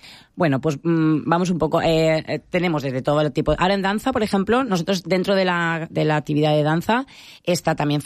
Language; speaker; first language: Spanish; native; Spanish